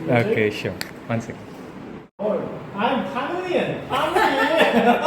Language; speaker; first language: English; non-native, learner; Korean